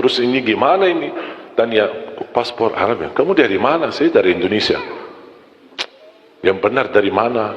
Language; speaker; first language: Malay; non-native, fluent; Arabic